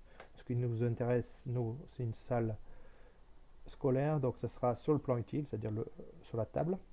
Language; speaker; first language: French; native; French